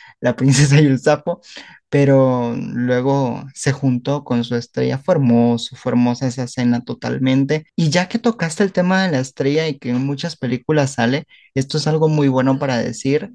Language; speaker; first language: Spanish; native; Spanish